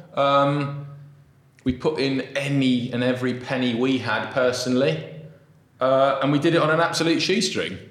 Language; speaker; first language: English; native; English